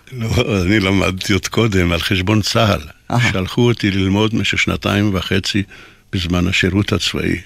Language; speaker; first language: Hebrew; non-native, fluent; Polish